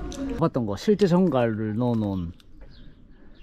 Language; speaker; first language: Korean; native; Korean